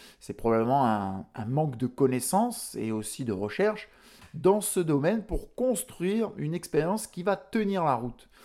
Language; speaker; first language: French; native; French